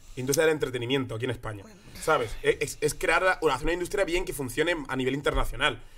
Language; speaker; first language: Spanish; native; Spanish